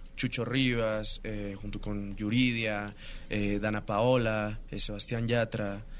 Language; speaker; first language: Spanish; native; Spanish